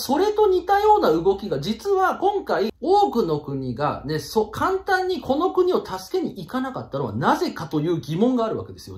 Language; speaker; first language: Japanese; native; Japanese